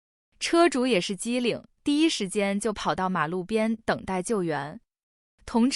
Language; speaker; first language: Chinese; native; Chinese